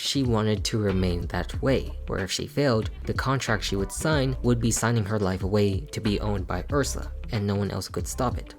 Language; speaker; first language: English; native; English